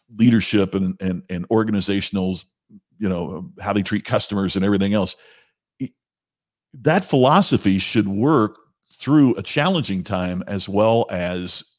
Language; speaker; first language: English; native; English